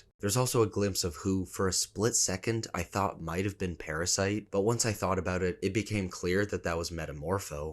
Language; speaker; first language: English; native; English